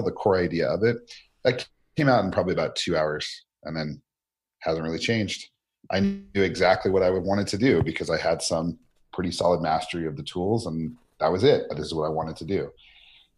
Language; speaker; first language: English; native; English